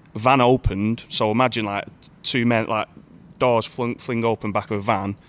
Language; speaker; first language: English; native; English